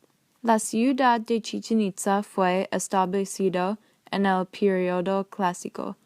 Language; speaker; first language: Spanish; non-native, learner; English